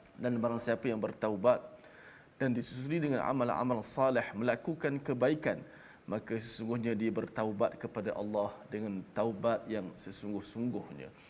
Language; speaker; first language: Malay; native; Malay